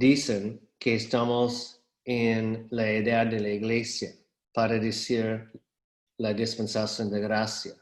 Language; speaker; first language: Spanish; non-native, fluent; English